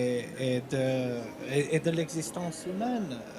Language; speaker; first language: French; non-native, fluent; Albanian